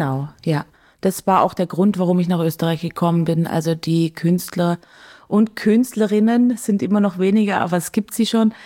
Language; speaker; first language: German; native; German